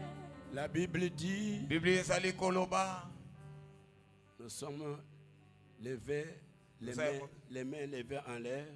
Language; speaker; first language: French; non-native, local second language; Lingala